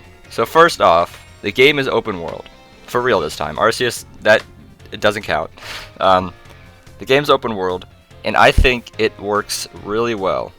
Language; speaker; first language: English; native; English